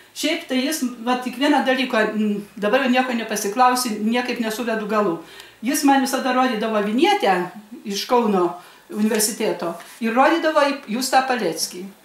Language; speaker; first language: Lithuanian; native; Lithuanian